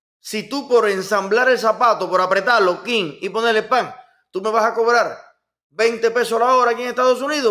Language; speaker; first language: Spanish; native; Spanish